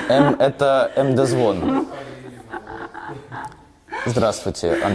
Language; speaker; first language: Russian; native; Russian